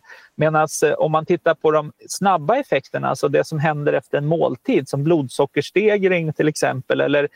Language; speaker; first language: Swedish; native; Swedish